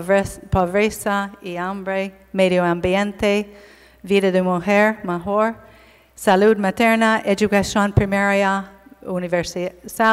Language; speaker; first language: Spanish; non-native, learner; English